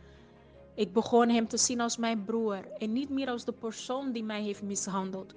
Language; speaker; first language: Dutch; non-native, fluent; Portuguese